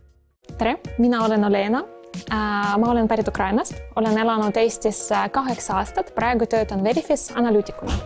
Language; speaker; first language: Estonian; non-native, fluent; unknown